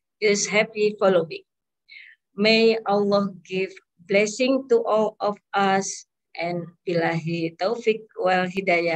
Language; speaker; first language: English; non-native, learner; Indonesian